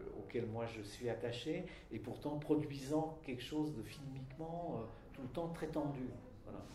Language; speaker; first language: French; non-native, fluent; Czech